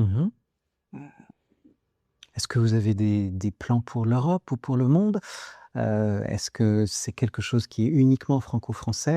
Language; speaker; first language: French; native; French